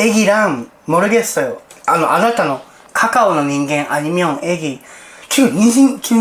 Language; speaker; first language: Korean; non-native, learner; Japanese